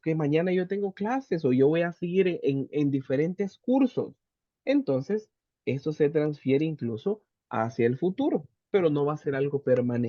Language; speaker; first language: Spanish; native; Spanish